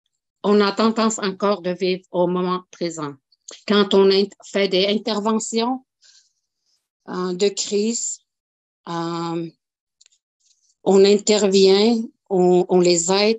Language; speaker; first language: French; non-native, local second language; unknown